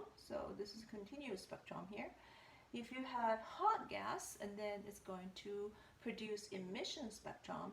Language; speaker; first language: English; non-native, fluent; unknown